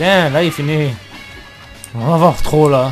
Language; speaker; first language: French; native; French